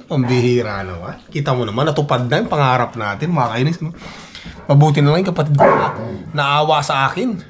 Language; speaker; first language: Filipino; non-native, local second language; Iloko